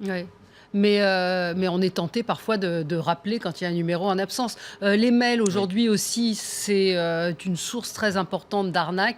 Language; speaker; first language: French; native; French